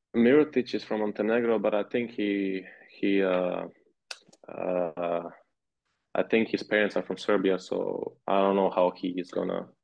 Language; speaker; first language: English; non-native, fluent; Serbian